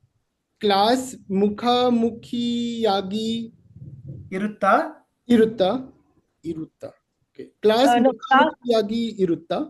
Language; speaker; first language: Kannada; non-native, learner; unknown